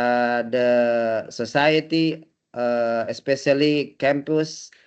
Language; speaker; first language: English; non-native, learner; Indonesian